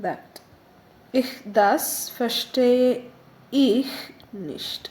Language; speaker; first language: German; non-native, learner; Malayalam